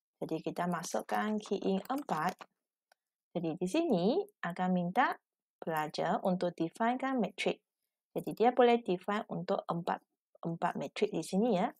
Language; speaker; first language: Malay; non-native, local second language; Chinese